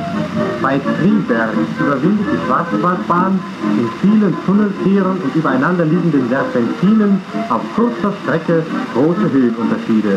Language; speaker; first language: German; native; German